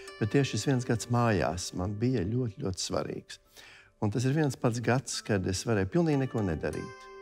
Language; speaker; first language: Latvian; native; Latvian